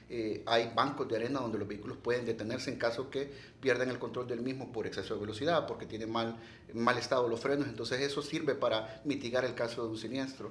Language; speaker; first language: Spanish; native; Spanish